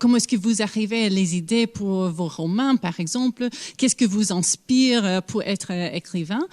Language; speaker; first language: French; non-native, fluent; English